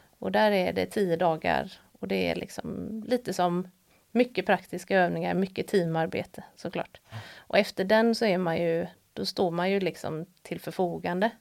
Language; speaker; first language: Swedish; native; Swedish